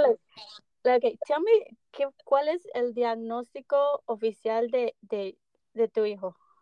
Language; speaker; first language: Spanish; early bilingual, heritage; Spanish